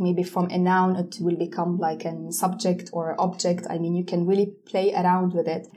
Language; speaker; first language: English; non-native, fluent; Arabic